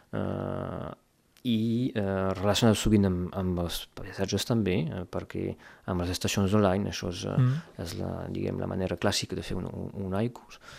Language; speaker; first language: Catalan; non-native, local second language; French